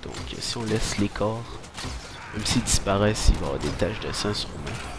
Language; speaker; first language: French; native; French